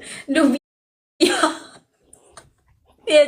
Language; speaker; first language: Arabic; non-native, learner; Pashto